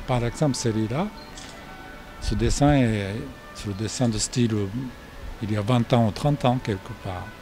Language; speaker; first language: French; non-native, fluent; Japanese